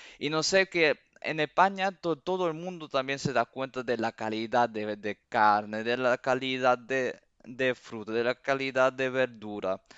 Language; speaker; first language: Spanish; early bilingual, heritage; Spanish